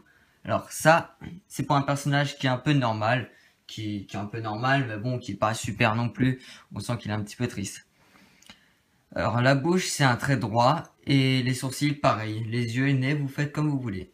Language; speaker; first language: French; native; French